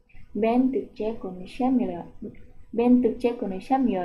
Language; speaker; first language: Turkish; non-native, fluent; Indonesian